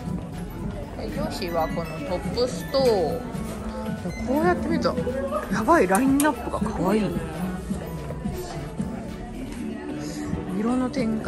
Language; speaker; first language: Japanese; native; Japanese